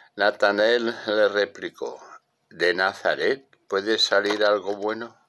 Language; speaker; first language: Spanish; native; Spanish